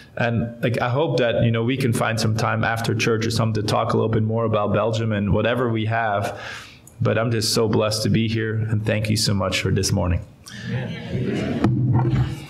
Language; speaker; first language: English; non-native, fluent; Dutch